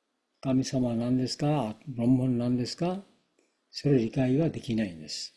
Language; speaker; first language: Japanese; non-native, fluent; Bangla